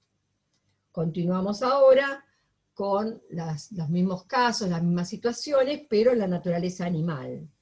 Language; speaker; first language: Spanish; native; Spanish